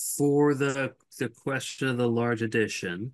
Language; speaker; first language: English; native; English